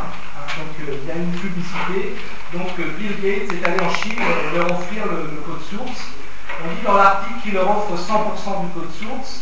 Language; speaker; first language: French; native; French